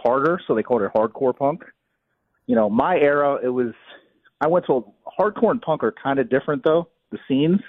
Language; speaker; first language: English; native; English